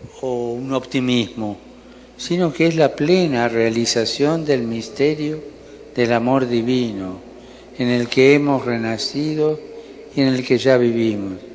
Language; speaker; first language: Spanish; native; Spanish